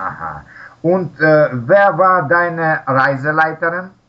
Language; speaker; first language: German; non-native, learner; Russian